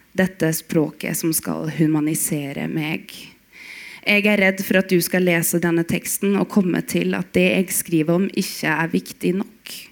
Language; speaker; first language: Norwegian; native; Norwegian